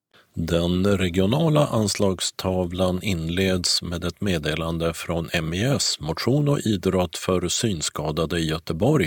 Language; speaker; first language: Swedish; native; Swedish